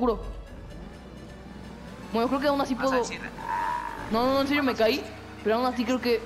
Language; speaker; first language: Spanish; native; Spanish